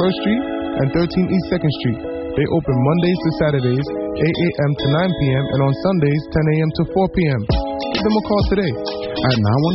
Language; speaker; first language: English; native; English